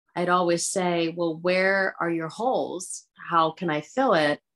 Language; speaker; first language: English; early bilingual, other home language; Hindi